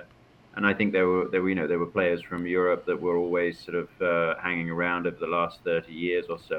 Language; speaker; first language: English; native; English